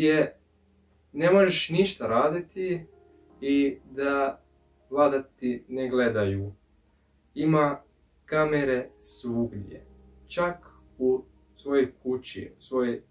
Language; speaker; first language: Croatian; early bilingual, heritage; English